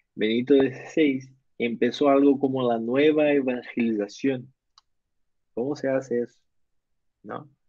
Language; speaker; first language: Spanish; non-native, learner; Portuguese